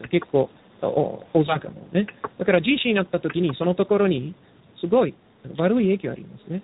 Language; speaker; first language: Japanese; non-native, learner; Italian